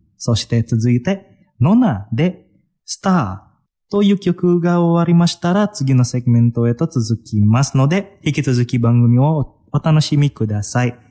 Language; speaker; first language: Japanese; non-native, fluent; Indonesian